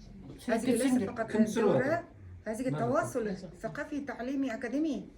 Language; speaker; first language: Arabic; non-native, fluent; Kazakh